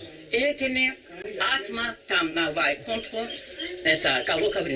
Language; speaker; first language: Russian; non-native, learner; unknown